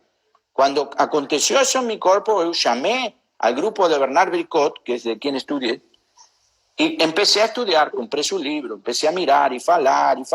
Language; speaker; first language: Portuguese; non-native, learner; Spanish